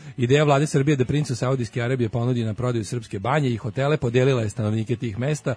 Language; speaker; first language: Serbian; native; Serbian